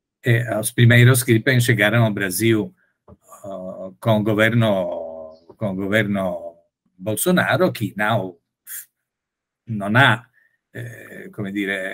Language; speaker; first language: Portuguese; non-native, learner; Italian